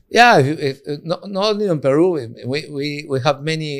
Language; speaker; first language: English; non-native, learner; Spanish